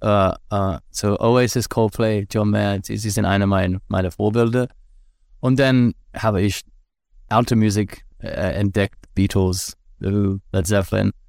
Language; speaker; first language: German; non-native, learner; English